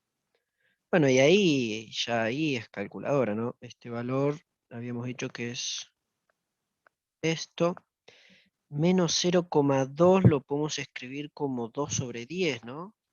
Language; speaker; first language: Spanish; native; Spanish